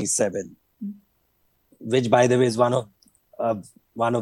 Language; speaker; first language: English; non-native, local second language; Hindi